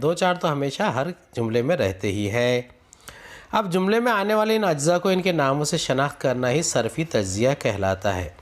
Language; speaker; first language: Urdu; native; Urdu